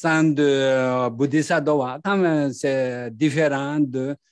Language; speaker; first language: French; non-native, learner; Tibetan